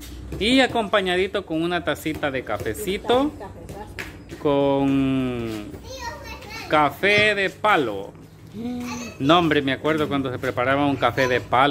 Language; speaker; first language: Spanish; native; Spanish